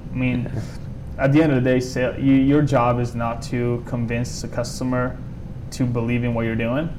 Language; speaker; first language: English; non-native, fluent; Italian